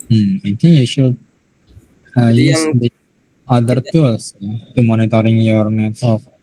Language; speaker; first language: English; non-native, learner; Indonesian